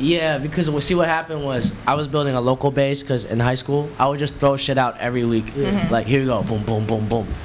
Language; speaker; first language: English; native; English